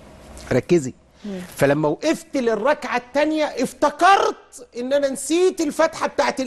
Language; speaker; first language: Arabic; native; Arabic